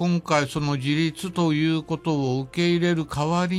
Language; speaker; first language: Japanese; native; Japanese